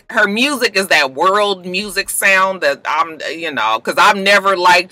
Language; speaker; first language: English; native; English